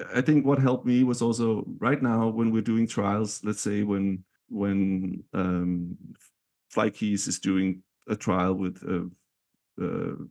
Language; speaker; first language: English; non-native, fluent; Danish